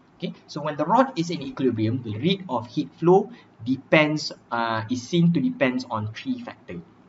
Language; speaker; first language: English; non-native, local second language; Malay